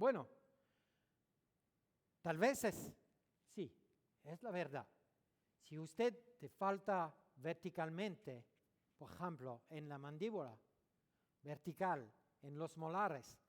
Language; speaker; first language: Spanish; non-native, learner; French